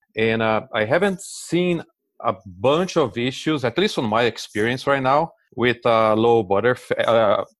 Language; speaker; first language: English; non-native, fluent; Portuguese